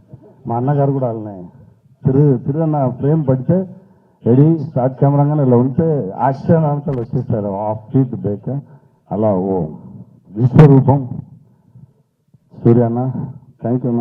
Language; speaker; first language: Telugu; native; Telugu